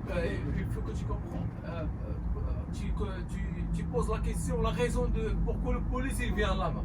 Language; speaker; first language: French; non-native, local second language; Arabic